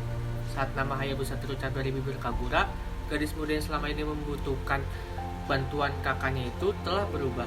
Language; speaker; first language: Indonesian; native; Indonesian